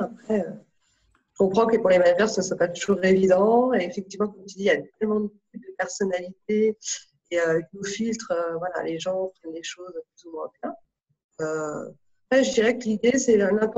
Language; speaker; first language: French; native; French